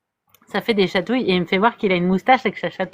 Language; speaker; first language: French; native; French